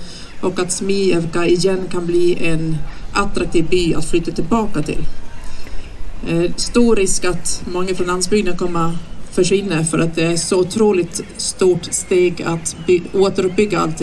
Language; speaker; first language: Swedish; native; Swedish